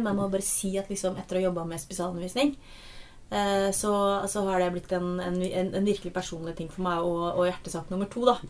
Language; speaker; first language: Norwegian; native; Norwegian